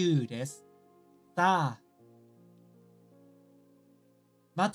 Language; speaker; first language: Japanese; non-native, learner; English